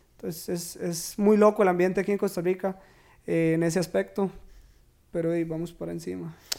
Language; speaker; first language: Spanish; native; Spanish